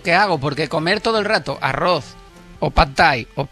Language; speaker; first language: Spanish; native; Spanish